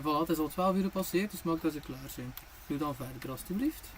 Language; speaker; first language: Dutch; native; Dutch